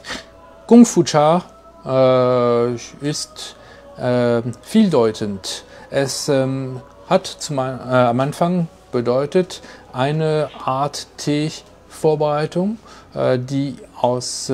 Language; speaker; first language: German; non-native, fluent; French